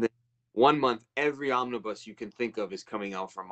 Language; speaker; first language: English; native; English